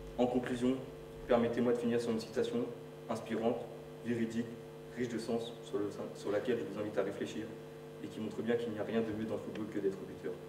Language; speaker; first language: French; native; French